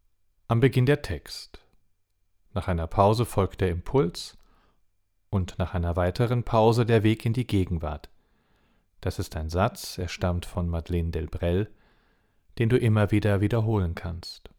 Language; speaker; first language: German; native; German